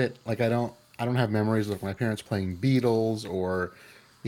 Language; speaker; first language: English; early bilingual, other home language; Spanish